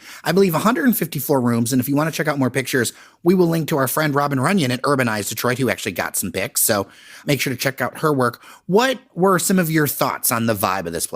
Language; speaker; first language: English; native; English